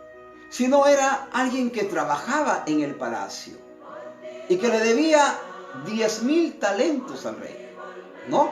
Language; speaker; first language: Spanish; native; Spanish